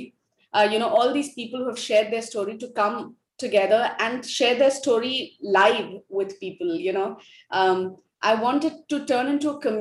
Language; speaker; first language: English; non-native, local second language; Hindi